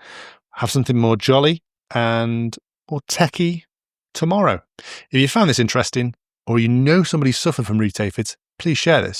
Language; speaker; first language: English; native; English